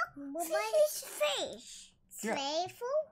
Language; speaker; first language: Dutch; early bilingual, heritage; Dutch